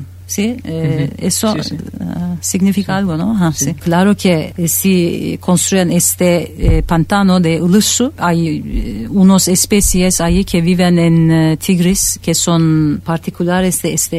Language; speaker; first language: Spanish; non-native, fluent; Turkish